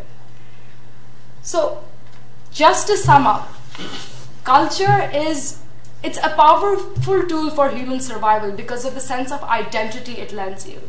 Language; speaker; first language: English; non-native, local second language; Urdu